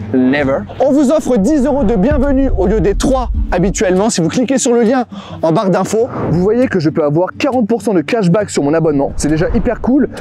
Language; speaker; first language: French; native; French